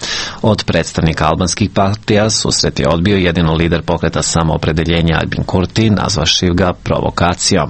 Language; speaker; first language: Serbian; native; Serbian